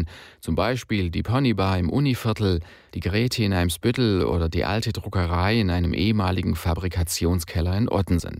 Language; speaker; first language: German; native; German